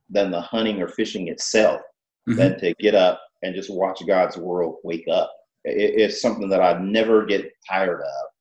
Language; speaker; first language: English; native; English